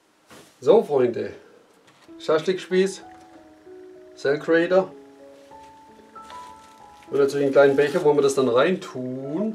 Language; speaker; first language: German; native; German